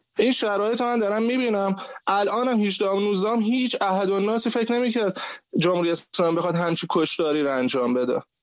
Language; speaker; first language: Persian; native; Persian